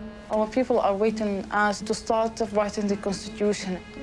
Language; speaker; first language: English; non-native, fluent; Arabic